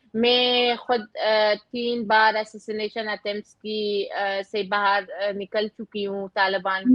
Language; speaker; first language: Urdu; non-native, fluent; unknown